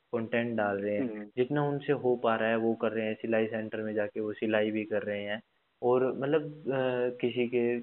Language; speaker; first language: Hindi; native; Hindi